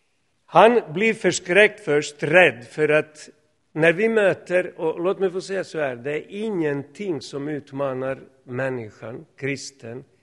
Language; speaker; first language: Swedish; non-native, fluent; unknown